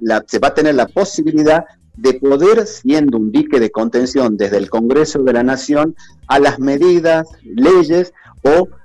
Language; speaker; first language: Spanish; native; Spanish